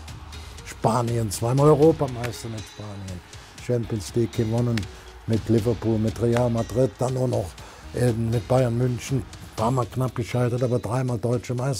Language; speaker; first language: German; native; German